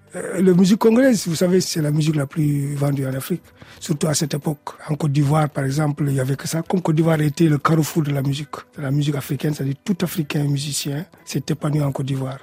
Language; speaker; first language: French; non-native, local second language; Wolof